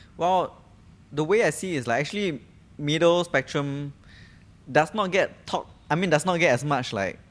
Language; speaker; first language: English; native; English